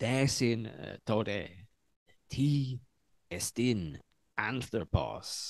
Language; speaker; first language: Greek; non-native, learner; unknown